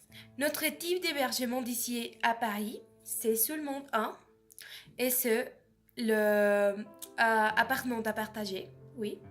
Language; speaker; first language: French; non-native, learner; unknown